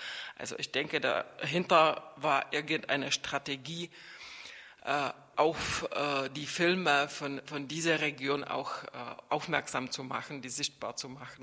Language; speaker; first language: German; non-native, fluent; Czech